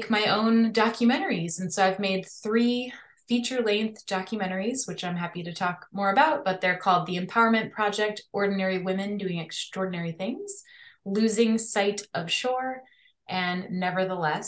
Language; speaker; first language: English; native; English